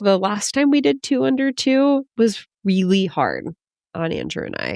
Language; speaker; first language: English; native; English